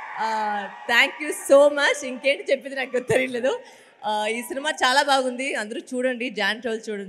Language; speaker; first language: Telugu; non-native, fluent; Tamil